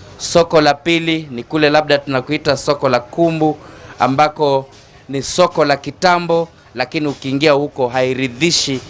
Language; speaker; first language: Swahili; native; Swahili